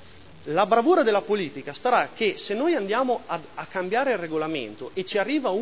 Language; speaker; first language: Italian; native; Italian